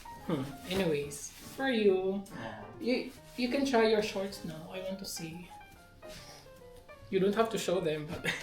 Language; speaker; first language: English; non-native, local second language; Filipino